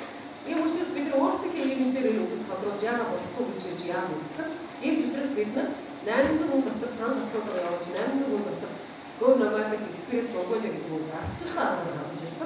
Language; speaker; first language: Mongolian; native; Mongolian